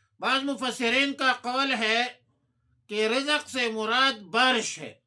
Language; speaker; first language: Urdu; non-native, local second language; Pashto